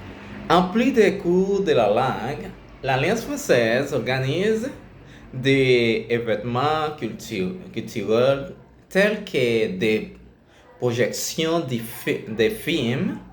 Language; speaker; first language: French; non-native, learner; Spanish